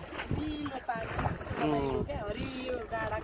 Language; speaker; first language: Nepali; native; Nepali